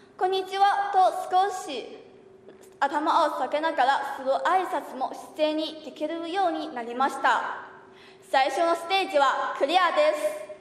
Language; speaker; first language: Japanese; non-native, learner; Chinese